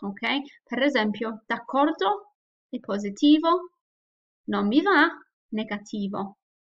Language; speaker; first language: Italian; non-native, fluent; English